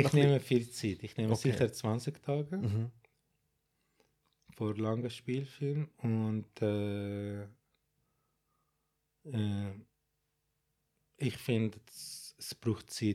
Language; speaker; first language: German; non-native, fluent; Arabic